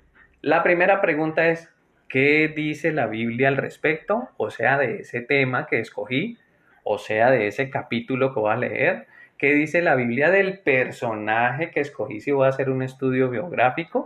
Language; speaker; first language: Spanish; native; Spanish